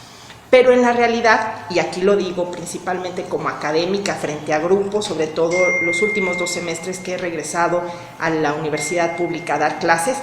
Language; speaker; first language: Spanish; native; Spanish